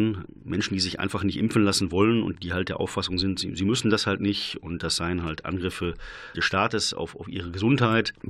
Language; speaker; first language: German; native; German